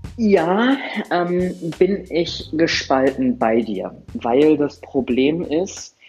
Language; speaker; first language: German; native; German